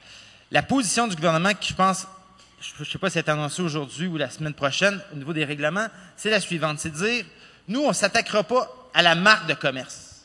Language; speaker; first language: French; native; French